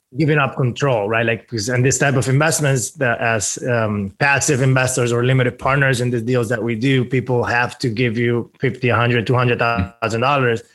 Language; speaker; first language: English; non-native, fluent; Spanish